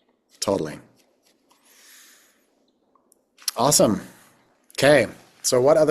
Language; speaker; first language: English; native; English